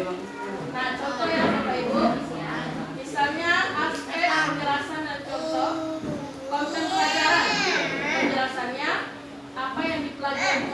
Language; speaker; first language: Indonesian; native; Indonesian